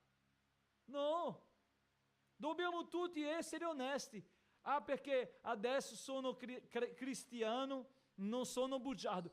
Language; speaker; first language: Italian; non-native, fluent; Portuguese